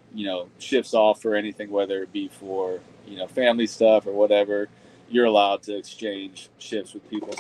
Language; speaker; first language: English; native; English